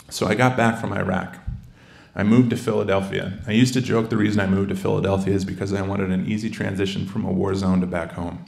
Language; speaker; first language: English; native; English